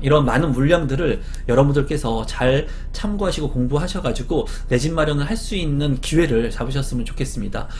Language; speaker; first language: Korean; native; Korean